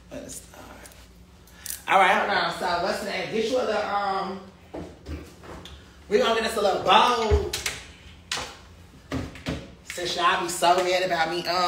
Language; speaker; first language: English; native; English